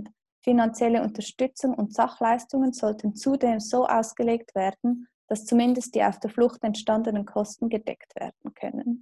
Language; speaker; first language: German; native; German